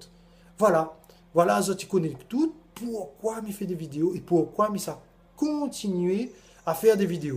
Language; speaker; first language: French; non-native, local second language; Réunion Creole French